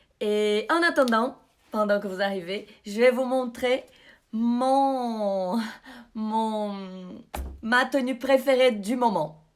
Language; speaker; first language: French; non-native, fluent; Portuguese